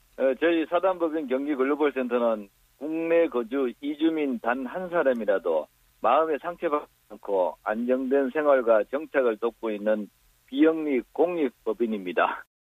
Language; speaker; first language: Korean; native; Korean